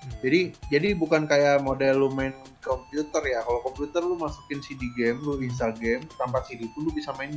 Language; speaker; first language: Indonesian; native; Indonesian